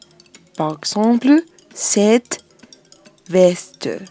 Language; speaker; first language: French; non-native, fluent; Spanish